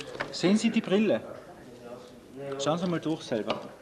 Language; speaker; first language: German; native; German